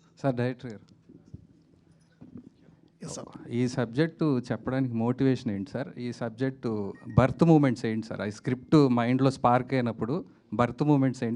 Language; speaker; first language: Telugu; native; Telugu